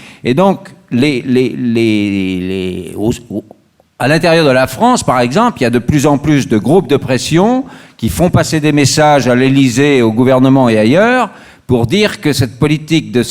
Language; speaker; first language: French; native; French